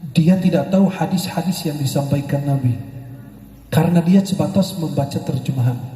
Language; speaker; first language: Indonesian; non-native, fluent; Arabic